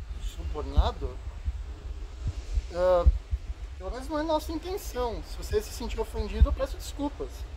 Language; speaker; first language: Portuguese; native; Portuguese